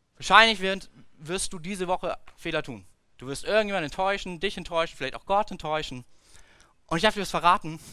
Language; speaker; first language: German; native; German